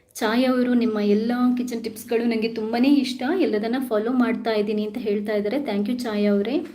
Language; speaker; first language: Kannada; native; Kannada